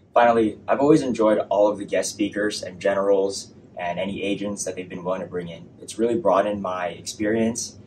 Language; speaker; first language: English; native; English